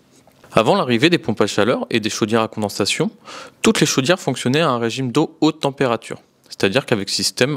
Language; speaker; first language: French; native; French